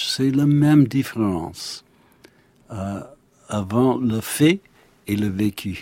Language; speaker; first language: French; non-native, learner; English